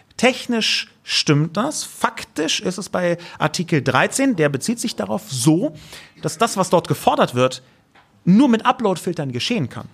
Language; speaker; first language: German; native; German